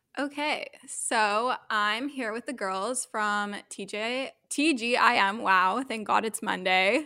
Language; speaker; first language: English; native; English